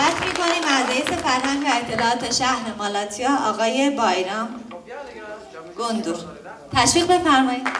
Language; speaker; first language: Turkish; non-native, learner; Persian